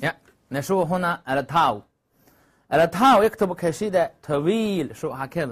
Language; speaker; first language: Arabic; non-native, learner; Chinese